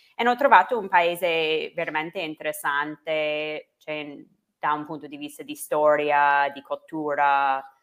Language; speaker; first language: Italian; non-native, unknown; English